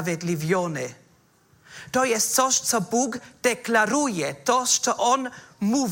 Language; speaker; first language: Polish; non-native, fluent; German